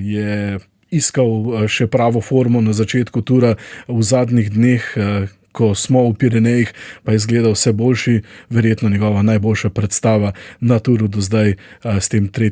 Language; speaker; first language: Slovenian; native; Slovenian